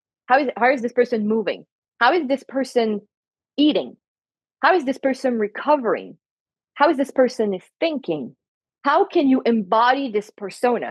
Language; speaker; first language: English; non-native, fluent; French